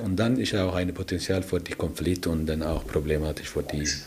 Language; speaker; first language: German; non-native, learner; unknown